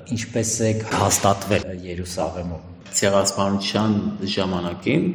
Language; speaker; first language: Armenian; native; Armenian